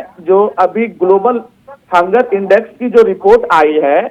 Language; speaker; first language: Hindi; native; Hindi